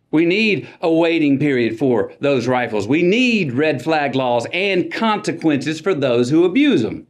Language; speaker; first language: English; native; English